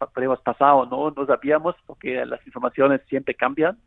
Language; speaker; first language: Spanish; non-native, fluent; German